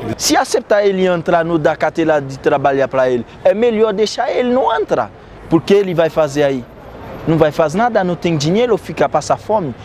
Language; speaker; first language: Portuguese; non-native, learner; Haitian Creole